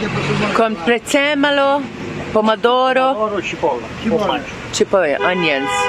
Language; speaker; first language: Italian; non-native, learner; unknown